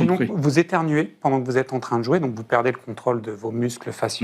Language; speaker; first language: French; native; French